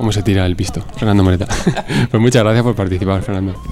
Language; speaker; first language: Spanish; native; Spanish